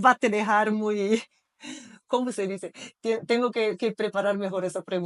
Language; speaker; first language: Spanish; non-native, fluent; Portuguese